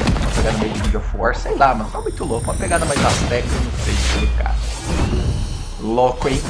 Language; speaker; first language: Portuguese; native; Portuguese